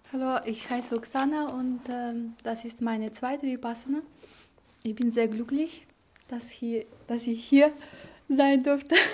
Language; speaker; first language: German; non-native, fluent; Russian